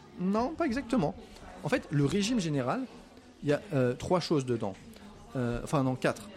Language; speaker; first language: French; native; French